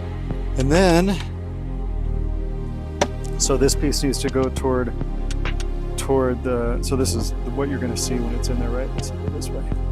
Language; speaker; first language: English; native; English